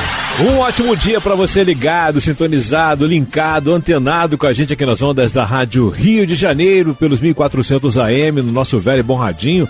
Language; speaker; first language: Portuguese; native; Portuguese